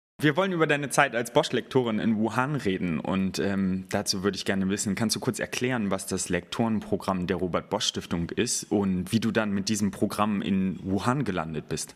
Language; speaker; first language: German; native; German